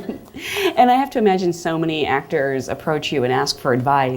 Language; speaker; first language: English; native; English